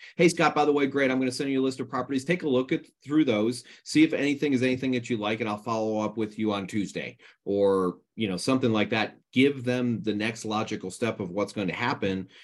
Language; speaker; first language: English; native; English